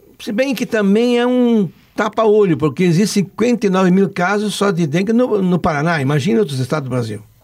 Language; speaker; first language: Portuguese; non-native, local second language; Italian